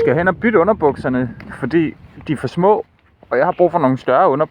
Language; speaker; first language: Danish; native; Danish